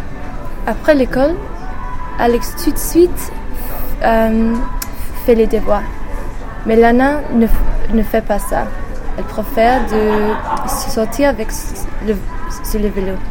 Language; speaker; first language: French; non-native, learner; English